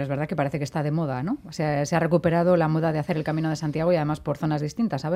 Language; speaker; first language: Spanish; native; Spanish